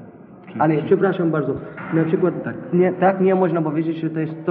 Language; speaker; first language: Polish; non-native, learner; Arabic